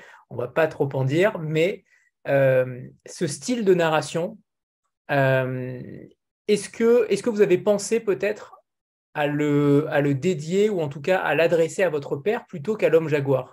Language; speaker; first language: French; native; French